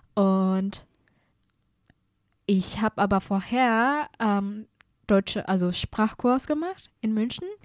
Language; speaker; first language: German; non-native, fluent; Indonesian